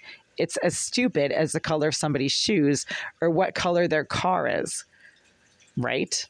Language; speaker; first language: English; native; English